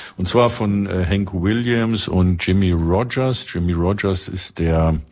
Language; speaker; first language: German; native; German